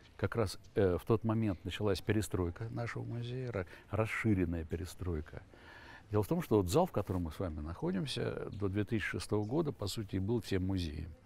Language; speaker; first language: Russian; native; Russian